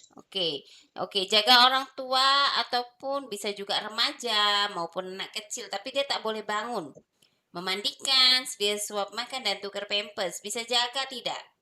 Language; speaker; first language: Indonesian; native; Indonesian